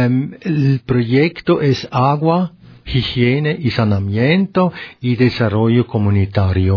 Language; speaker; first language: Spanish; non-native, learner; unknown